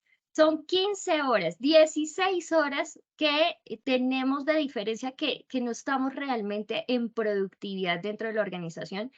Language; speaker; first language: Spanish; native; Spanish